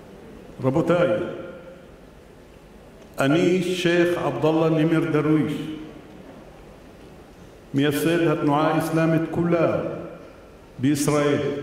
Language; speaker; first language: Hebrew; non-native, local second language; Arabic